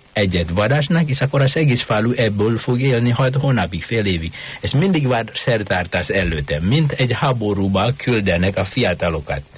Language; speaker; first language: Hungarian; non-native, fluent; Indonesian